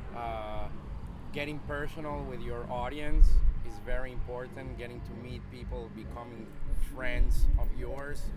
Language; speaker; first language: English; non-native, fluent; Spanish